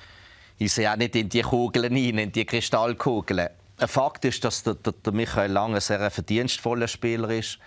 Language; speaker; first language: German; native; German